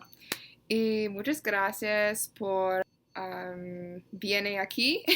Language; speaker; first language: Spanish; non-native, learner; English